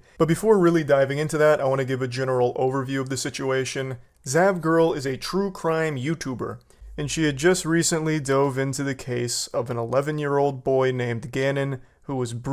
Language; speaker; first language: English; native; English